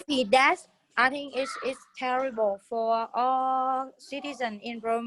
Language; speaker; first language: English; non-native, learner; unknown